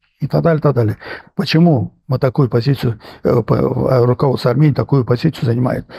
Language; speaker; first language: Russian; non-native, local second language; Armenian